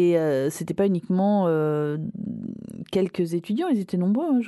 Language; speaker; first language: French; native; French